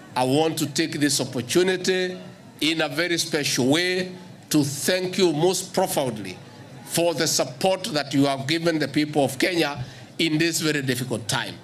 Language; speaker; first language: English; non-native, local second language; Kikuyu